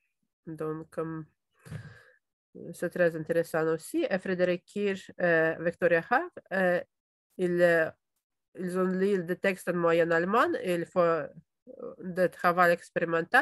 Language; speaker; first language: French; non-native, fluent; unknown